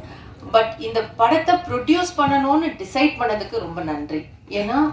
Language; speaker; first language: Tamil; native; Tamil